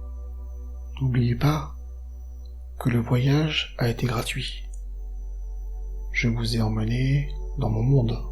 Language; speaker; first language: French; native; French